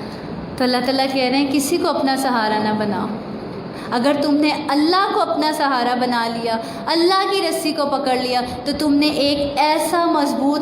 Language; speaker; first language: Urdu; native; Urdu